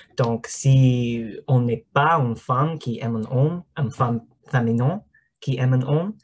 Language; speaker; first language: French; non-native, learner; English